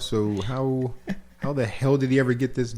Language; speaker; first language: English; native; English